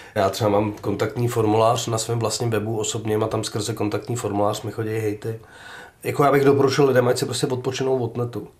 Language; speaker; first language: Czech; native; Czech